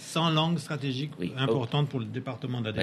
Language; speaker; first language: French; native; French